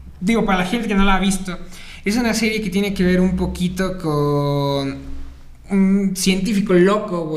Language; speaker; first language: Spanish; native; Spanish